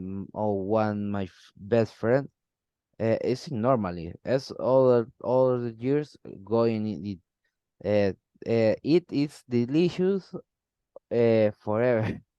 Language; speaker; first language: English; non-native, learner; Spanish